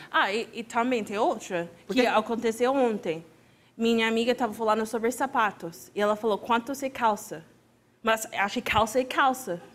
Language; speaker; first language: Portuguese; non-native, fluent; English